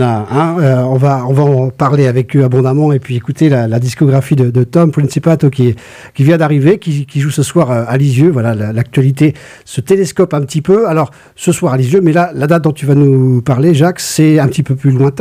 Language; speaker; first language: French; native; French